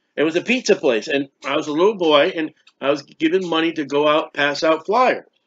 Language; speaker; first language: English; native; English